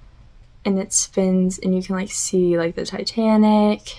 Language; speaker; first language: English; native; English